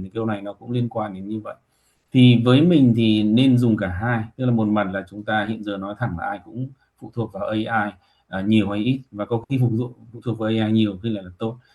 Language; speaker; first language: Vietnamese; native; Vietnamese